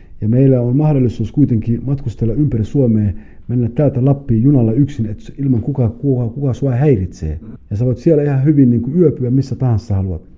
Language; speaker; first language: Finnish; early bilingual, other home language; Somali